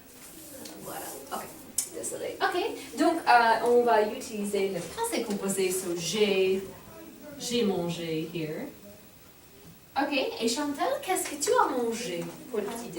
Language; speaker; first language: French; non-native, fluent; English